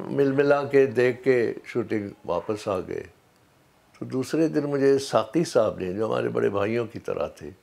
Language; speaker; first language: Urdu; native; Urdu